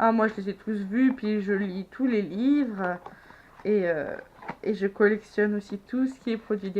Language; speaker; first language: French; native; French